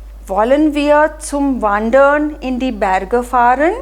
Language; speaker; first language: German; non-native, fluent; Hindi